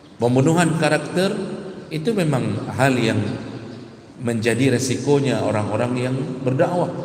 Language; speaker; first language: Malay; non-native, local second language; Achinese